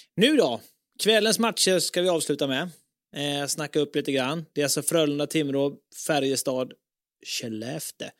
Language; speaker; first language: Swedish; native; Swedish